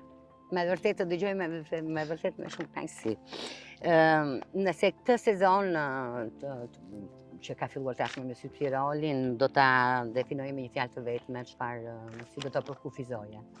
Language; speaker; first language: Albanian; native; Albanian